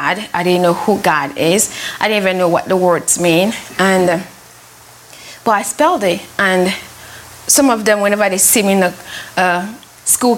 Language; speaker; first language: English; non-native, fluent; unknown